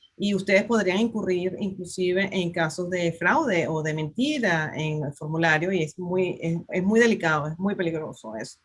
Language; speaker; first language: Spanish; native; Spanish